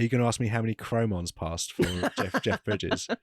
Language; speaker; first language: English; native; English